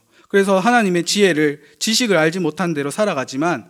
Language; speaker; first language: Korean; native; Korean